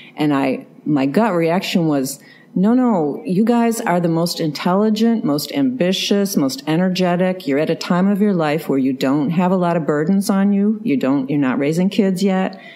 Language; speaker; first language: English; native; English